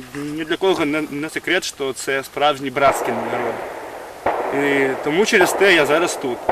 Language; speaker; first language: Ukrainian; non-native, fluent; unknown